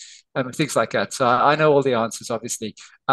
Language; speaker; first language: English; native; English